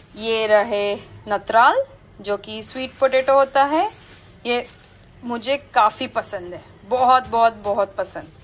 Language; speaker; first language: Hindi; non-native, local second language; Marathi